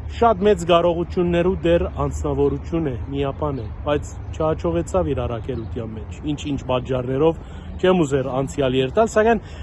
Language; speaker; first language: Armenian; early bilingual, heritage; Armenian